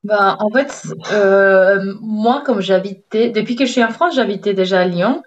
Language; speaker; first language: French; non-native, fluent; Spanish